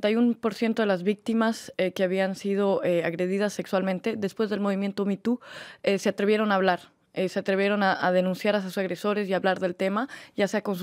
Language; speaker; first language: Spanish; native; Spanish